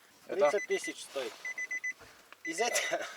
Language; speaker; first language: Russian; non-native, learner; Armenian